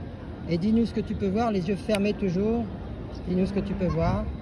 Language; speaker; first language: French; native; French